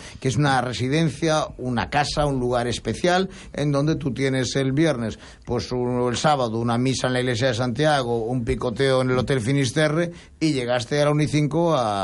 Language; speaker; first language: Spanish; native; Spanish